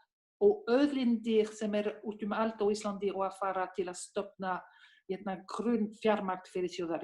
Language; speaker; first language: Icelandic; non-native, learner; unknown